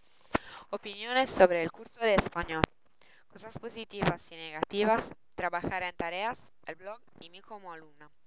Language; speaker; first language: Spanish; non-native, learner; Italian